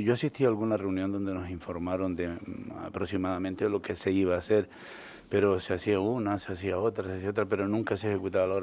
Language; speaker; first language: Spanish; native; Spanish